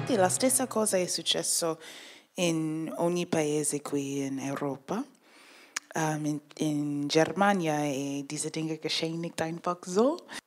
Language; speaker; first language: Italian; non-native, fluent; English